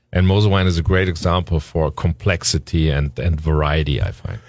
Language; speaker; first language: English; non-native, fluent; German